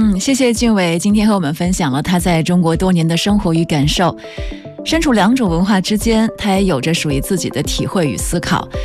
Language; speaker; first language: Chinese; native; Chinese